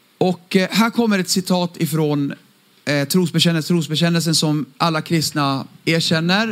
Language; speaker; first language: Swedish; early bilingual, other home language; Aramaic